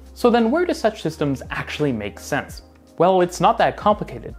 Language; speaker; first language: English; native; English